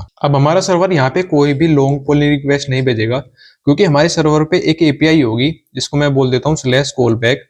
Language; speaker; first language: Hindi; native; Hindi